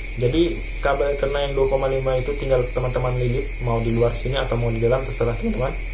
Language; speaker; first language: Indonesian; non-native, local second language; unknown